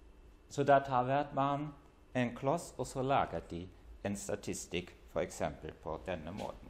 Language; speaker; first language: Norwegian; non-native, fluent; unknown